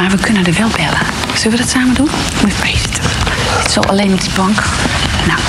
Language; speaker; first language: Dutch; native; Dutch